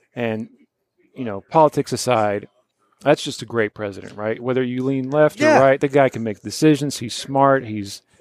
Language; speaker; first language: English; early bilingual, other home language; Polish